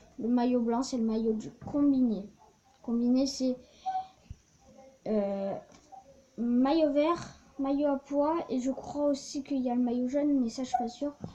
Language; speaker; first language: French; native; French